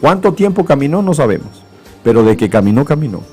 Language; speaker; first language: Spanish; native; Spanish